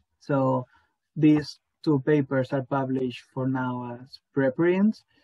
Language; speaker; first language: English; non-native, fluent; Spanish